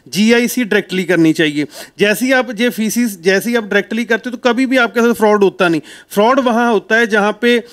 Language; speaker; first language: Hindi; non-native, local second language; Punjabi